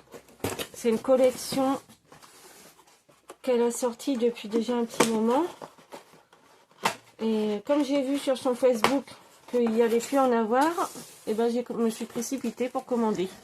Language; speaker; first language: French; native; French